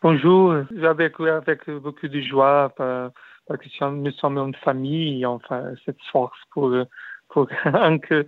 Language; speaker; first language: French; non-native, learner; Portuguese